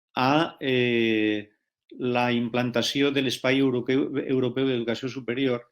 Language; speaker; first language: Catalan; non-native, local second language; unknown